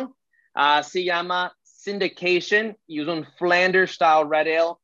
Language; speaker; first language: Spanish; early bilingual, heritage; Spanish